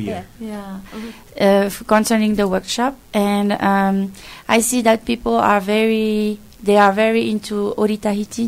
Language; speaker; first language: English; non-native, fluent; French